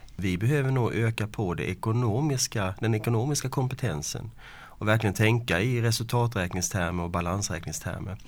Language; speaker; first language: Swedish; native; Swedish